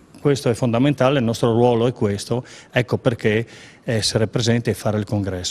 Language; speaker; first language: Italian; native; Italian